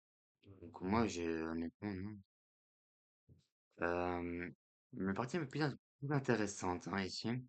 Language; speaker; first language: French; native; French